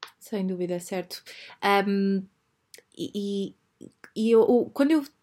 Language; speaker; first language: Portuguese; native; Portuguese